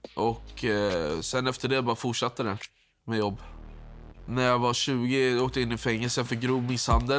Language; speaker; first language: Swedish; native; Swedish